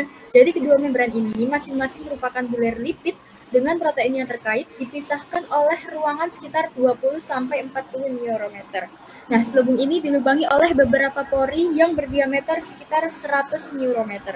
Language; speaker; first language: Indonesian; native; Indonesian